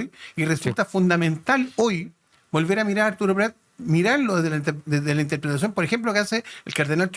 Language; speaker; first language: Spanish; native; Spanish